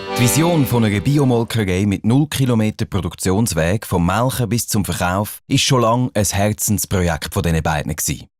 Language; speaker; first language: German; native; German